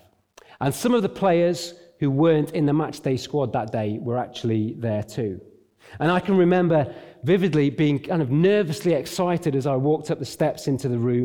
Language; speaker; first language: English; native; English